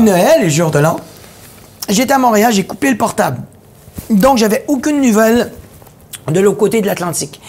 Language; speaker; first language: French; native; French